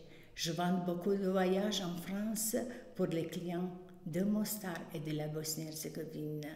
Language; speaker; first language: French; non-native, fluent; Bosnian